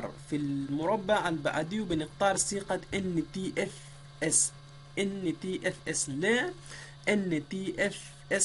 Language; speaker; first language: Arabic; native; Arabic